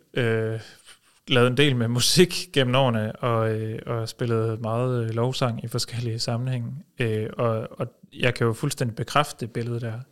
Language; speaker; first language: Danish; early bilingual, heritage; Danish